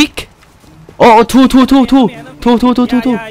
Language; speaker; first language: English; non-native, learner; Thai